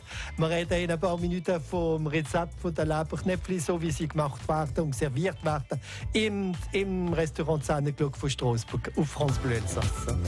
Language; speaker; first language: German; native; German